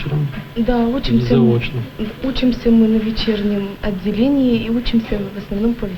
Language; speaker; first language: Russian; native; Russian